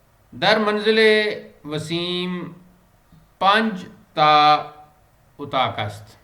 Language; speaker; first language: Persian; non-native, fluent; Urdu